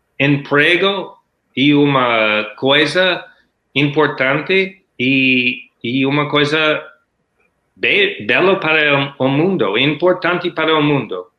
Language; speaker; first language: Portuguese; non-native, learner; English